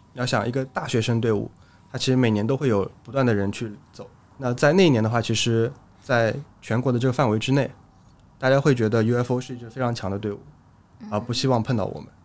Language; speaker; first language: Chinese; native; Chinese